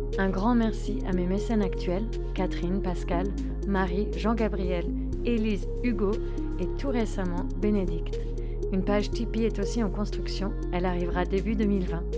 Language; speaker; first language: French; native; French